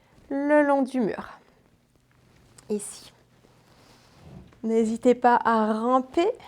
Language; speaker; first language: French; native; French